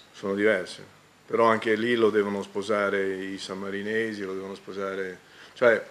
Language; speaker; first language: Italian; native; Italian